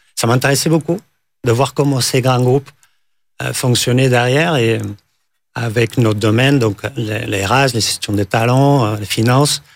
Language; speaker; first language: French; non-native, fluent; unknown